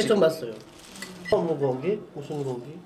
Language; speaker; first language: Korean; non-native, learner; Indonesian